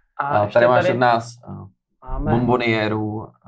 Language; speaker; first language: Czech; native; Czech